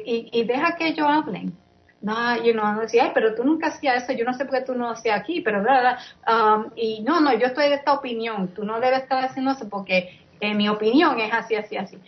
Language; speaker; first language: Spanish; early bilingual, heritage; English